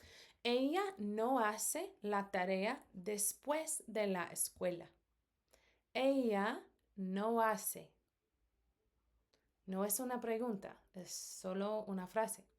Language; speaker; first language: Spanish; non-native, fluent; English